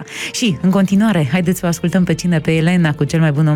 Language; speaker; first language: Romanian; native; Romanian